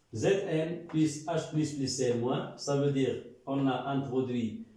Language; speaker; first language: French; non-native, local second language; Arabic